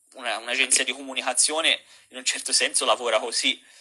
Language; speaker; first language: Italian; native; Italian